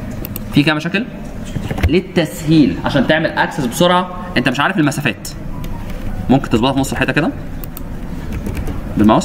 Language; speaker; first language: Arabic; native; Arabic